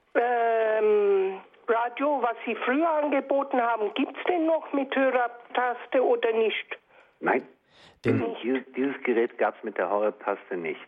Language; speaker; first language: German; non-native, fluent; English